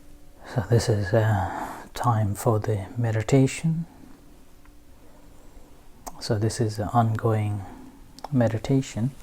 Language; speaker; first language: English; non-native, fluent; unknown